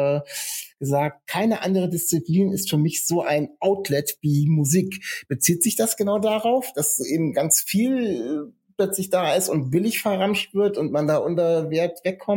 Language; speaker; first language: German; native; German